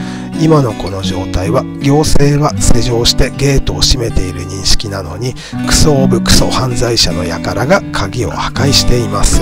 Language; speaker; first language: Japanese; native; Japanese